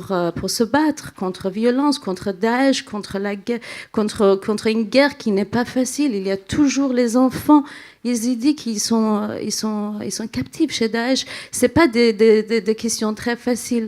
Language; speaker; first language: French; non-native, fluent; Central Kurdish